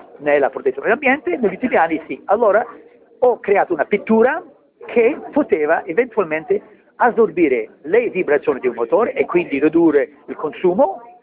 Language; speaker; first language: Italian; early bilingual, heritage; English